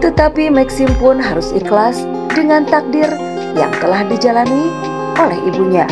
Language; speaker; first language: Indonesian; native; Indonesian